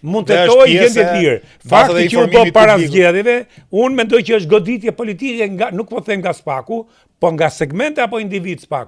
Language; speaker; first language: Albanian; native; Albanian